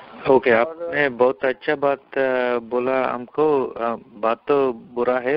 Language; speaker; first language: Hindi; non-native, local second language; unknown